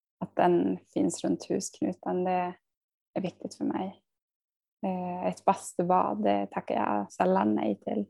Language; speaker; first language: Swedish; native; Swedish